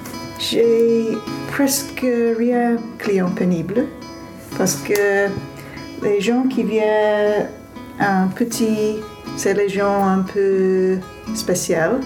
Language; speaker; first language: French; non-native, learner; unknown